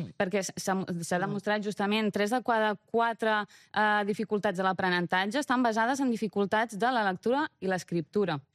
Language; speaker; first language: Catalan; early bilingual, other home language; Romanian